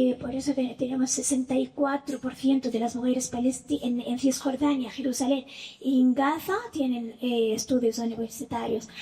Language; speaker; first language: Spanish; non-native, fluent; Arabic